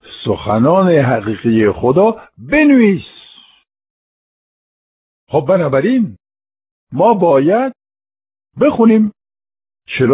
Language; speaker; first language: Persian; non-native, fluent; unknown